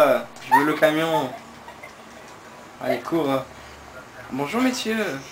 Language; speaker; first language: French; native; French